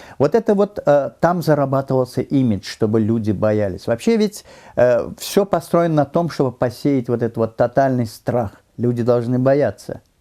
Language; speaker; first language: Russian; non-native, local second language; Turkmen